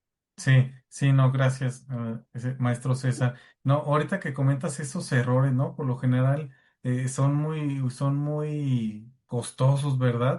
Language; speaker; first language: Spanish; native; Spanish